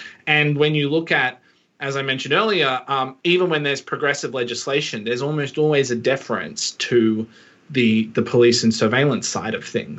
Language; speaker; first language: English; native; English